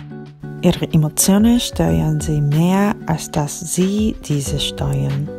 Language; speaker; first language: German; non-native, fluent; Korean